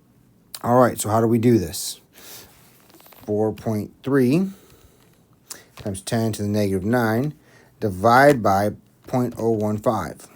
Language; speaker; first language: English; native; English